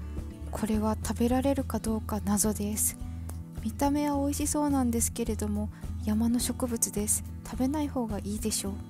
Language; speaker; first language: Japanese; non-native, fluent; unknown